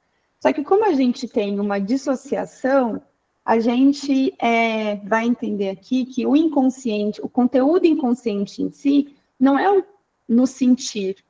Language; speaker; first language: Portuguese; native; Portuguese